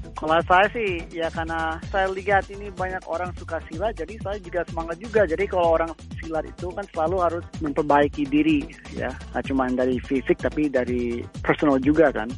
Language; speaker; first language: Indonesian; early bilingual, heritage; Indonesian